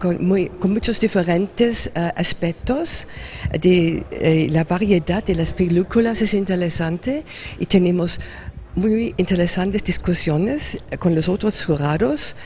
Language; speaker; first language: Spanish; non-native, learner; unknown